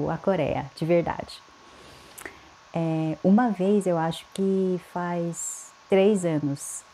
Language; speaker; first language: Portuguese; non-native, fluent; Korean